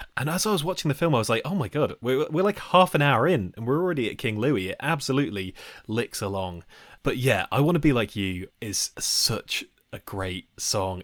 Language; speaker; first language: English; native; English